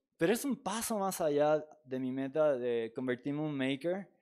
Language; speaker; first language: Spanish; native; Spanish